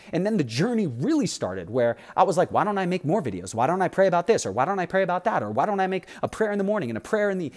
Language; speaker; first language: English; native; English